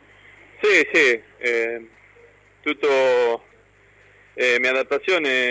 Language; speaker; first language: Italian; non-native, learner; Spanish